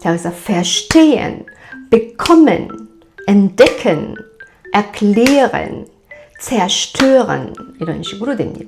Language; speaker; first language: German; non-native, fluent; Korean